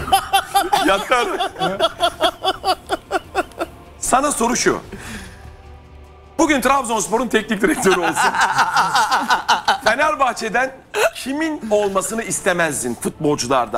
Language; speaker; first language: Turkish; native; Turkish